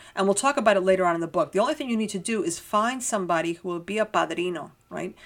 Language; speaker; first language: English; early bilingual, heritage; Spanish